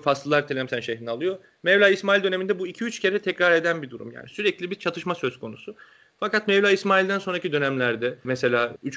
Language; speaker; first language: Turkish; native; Turkish